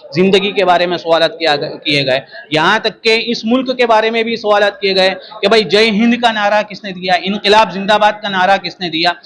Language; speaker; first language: Urdu; non-native, local second language; Gujarati